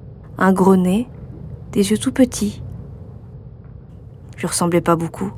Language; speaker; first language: French; native; French